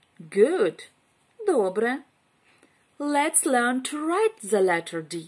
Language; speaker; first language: English; non-native, fluent; Ukrainian